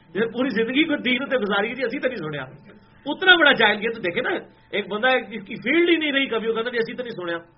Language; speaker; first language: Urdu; non-native, local second language; Punjabi